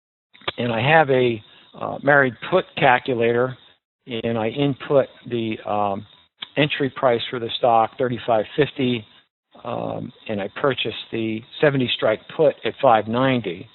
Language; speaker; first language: English; native; English